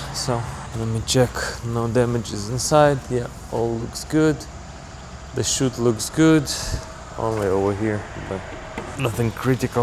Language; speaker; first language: English; non-native, fluent; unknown